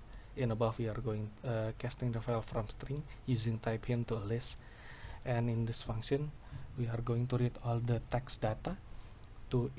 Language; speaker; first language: English; non-native, local second language; Indonesian